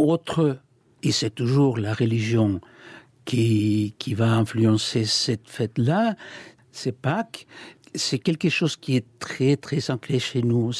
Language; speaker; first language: French; non-native, fluent; Spanish